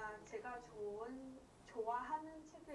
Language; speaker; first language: Korean; non-native, learner; English